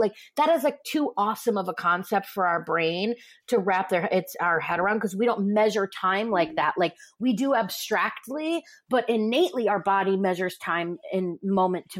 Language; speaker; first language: English; native; English